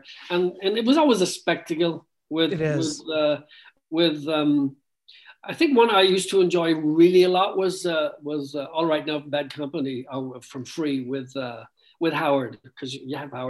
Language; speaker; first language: English; native; English